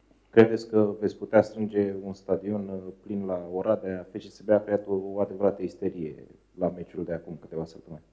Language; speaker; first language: Romanian; native; Romanian